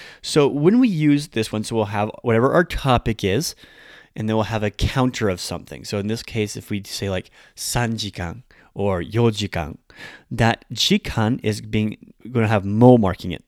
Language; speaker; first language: English; native; English